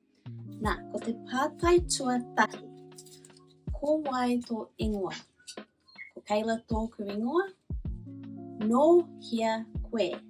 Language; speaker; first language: Māori; non-native, local second language; English